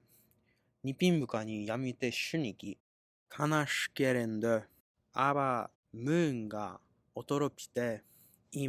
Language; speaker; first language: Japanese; non-native, learner; English